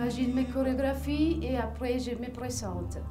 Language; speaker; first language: French; non-native, fluent; Spanish